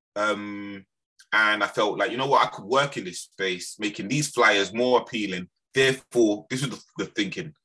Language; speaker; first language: English; native; English